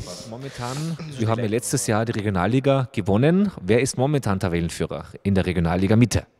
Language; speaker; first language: German; native; German